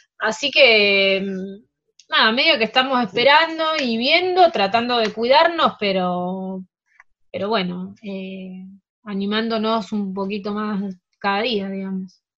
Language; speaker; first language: Spanish; early bilingual, heritage; Spanish